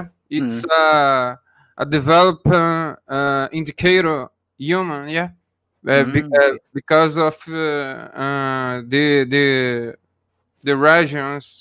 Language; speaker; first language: English; non-native, learner; Portuguese